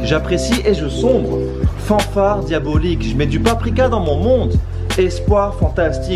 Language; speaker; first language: French; native; French